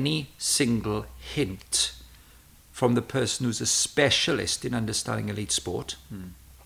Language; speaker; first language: English; native; English